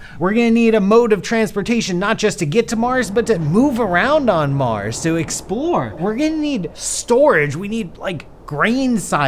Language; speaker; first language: English; native; English